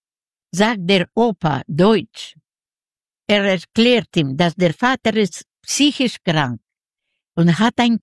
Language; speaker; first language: German; non-native, learner; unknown